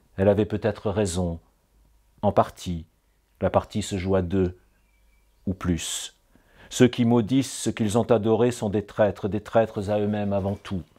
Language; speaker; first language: French; native; French